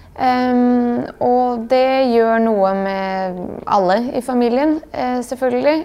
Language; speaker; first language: Norwegian; early bilingual, other home language; Bosnian